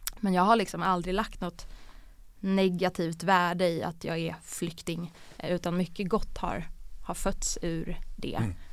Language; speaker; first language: Swedish; early bilingual, other home language; Bosnian